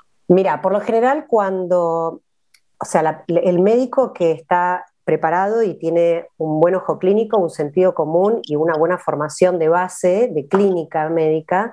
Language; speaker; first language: Spanish; native; Spanish